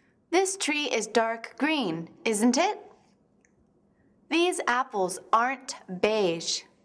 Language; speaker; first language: English; native; English